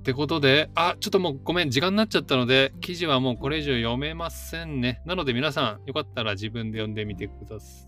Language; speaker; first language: Japanese; native; Japanese